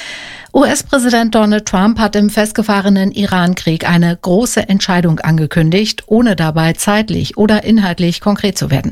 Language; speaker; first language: German; native; German